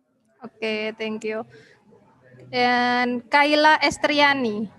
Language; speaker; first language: English; non-native, learner; Indonesian